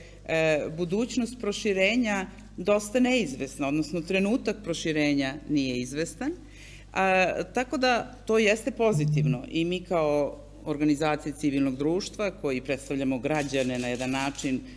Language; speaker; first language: Serbian; native; Serbian